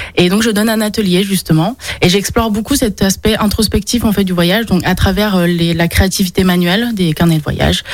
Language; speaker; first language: French; early bilingual, other home language; Chinese